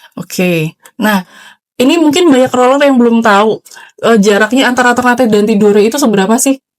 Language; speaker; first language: Indonesian; native; Indonesian